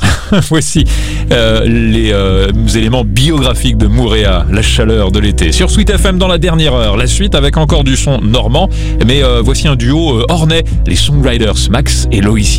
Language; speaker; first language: French; native; French